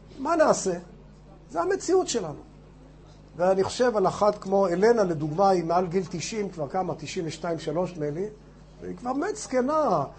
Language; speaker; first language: Hebrew; non-native, fluent; English